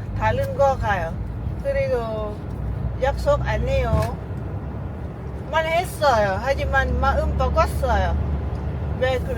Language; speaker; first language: Korean; non-native, learner; Lao